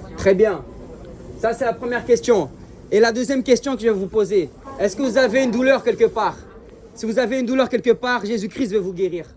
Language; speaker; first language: French; early bilingual, other home language; Portuguese